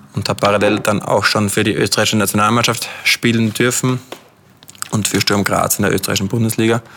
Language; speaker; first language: German; native; German